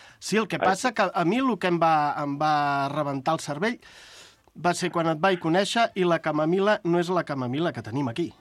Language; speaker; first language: Catalan; native; Catalan